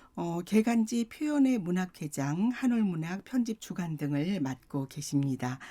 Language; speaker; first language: Korean; native; Korean